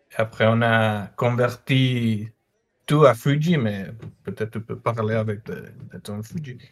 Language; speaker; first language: French; non-native, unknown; Spanish